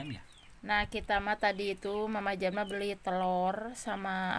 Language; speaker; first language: Indonesian; non-native, local second language; Sundanese